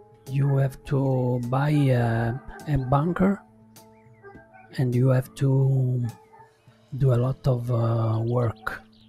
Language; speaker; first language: English; non-native, learner; Italian